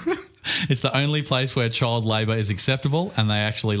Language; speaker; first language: English; native; English